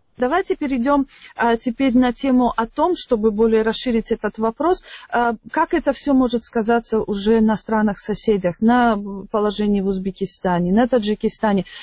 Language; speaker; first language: Russian; non-native, local second language; Tajik